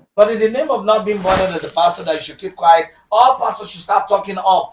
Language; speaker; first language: English; non-native, local second language; Yoruba